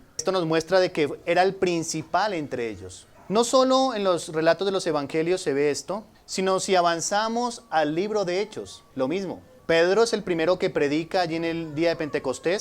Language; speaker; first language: Spanish; native; Spanish